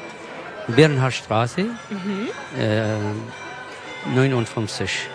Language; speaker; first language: German; non-native, learner; Kurdish